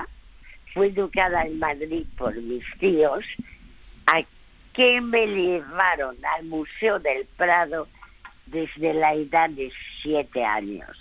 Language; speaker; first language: Spanish; early bilingual, other home language; French